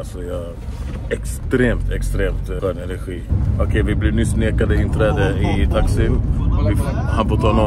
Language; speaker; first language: Swedish; native; Swedish